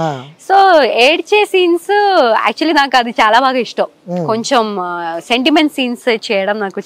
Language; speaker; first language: Telugu; non-native, fluent; Malayalam